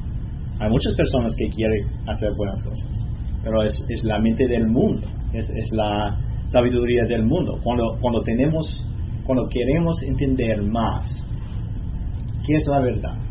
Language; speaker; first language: Spanish; non-native, learner; English